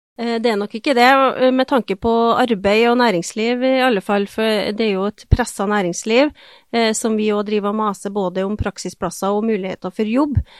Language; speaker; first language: Norwegian; native; Norwegian